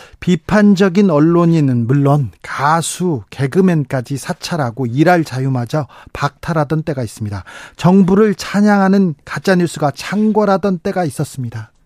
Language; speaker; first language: Korean; native; Korean